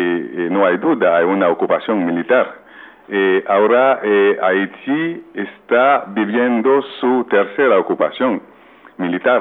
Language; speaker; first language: Spanish; non-native, local second language; Haitian Creole